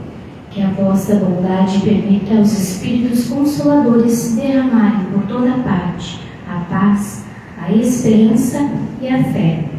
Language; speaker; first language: Portuguese; native; Portuguese